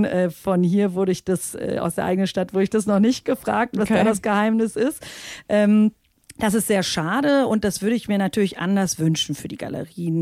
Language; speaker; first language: German; native; German